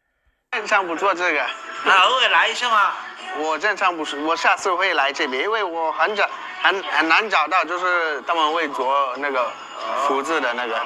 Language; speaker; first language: Chinese; non-native, fluent; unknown